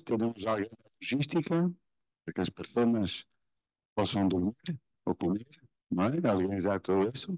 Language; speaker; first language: Spanish; non-native, fluent; Portuguese